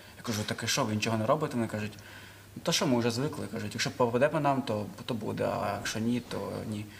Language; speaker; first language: Ukrainian; non-native, local second language; Russian